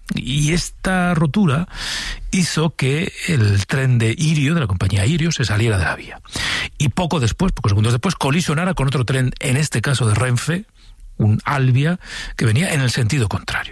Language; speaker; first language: Spanish; native; Spanish